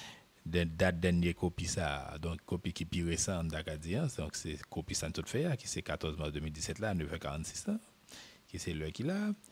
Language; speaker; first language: French; non-native, local second language; Haitian Creole